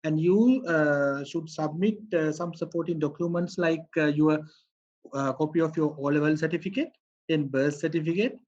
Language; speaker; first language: English; non-native, local second language; Sinhala